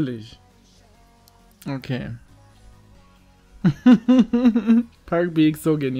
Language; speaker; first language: German; native; German